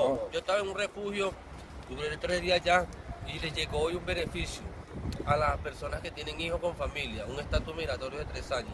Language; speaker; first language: Spanish; native; Spanish